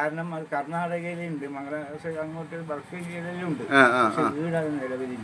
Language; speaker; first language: Malayalam; non-native, local second language; Urdu